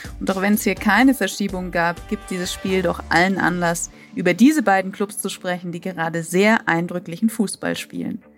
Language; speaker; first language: German; native; German